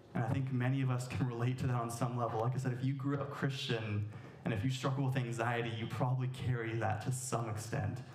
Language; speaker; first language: English; native; English